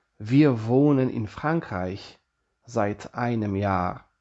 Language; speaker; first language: German; non-native, fluent; Polish